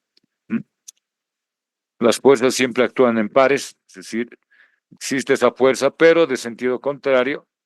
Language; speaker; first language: Spanish; native; Spanish